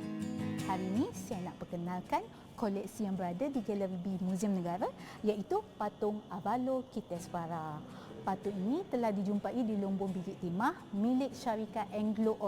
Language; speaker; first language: Malay; native; Malay